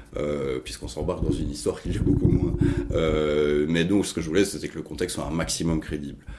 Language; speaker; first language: French; native; French